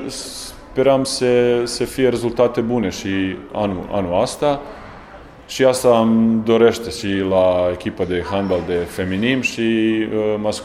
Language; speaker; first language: Romanian; non-native, learner; Serbian